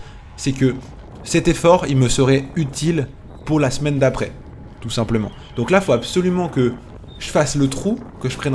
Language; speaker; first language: French; native; French